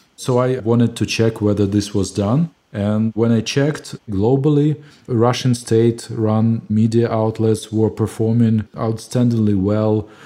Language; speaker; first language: English; non-native, fluent; Ukrainian